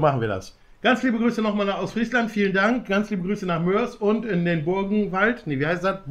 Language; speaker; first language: German; native; German